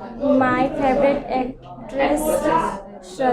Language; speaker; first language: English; non-native, learner; Hindi